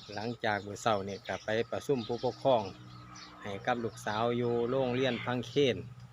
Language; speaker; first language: Thai; native; Thai